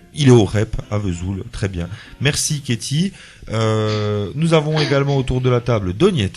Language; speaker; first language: French; native; French